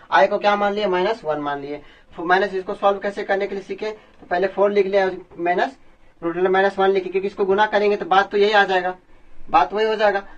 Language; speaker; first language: Hindi; native; Hindi